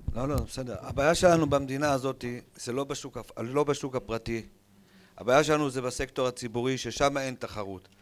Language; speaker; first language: Hebrew; native; Hebrew